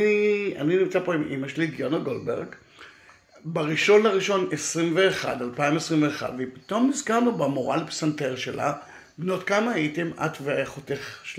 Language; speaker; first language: Hebrew; native; Hebrew